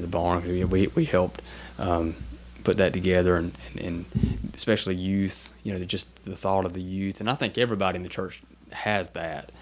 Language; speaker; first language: English; native; English